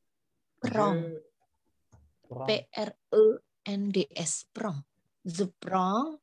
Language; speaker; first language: French; non-native, learner; Indonesian